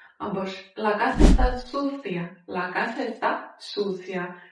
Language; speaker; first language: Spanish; non-native, fluent; Ukrainian